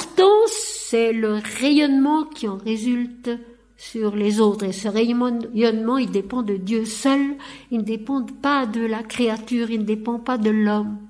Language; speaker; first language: French; native; French